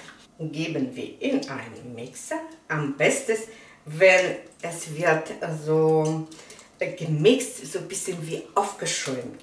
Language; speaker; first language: German; non-native, fluent; Russian